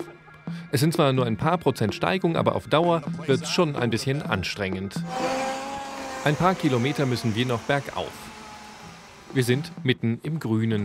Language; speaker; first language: German; native; German